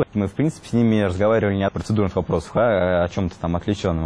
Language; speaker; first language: Russian; native; Russian